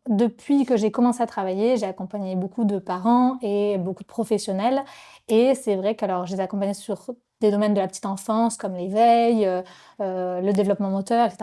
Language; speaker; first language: French; native; French